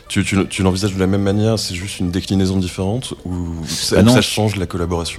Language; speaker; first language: French; native; French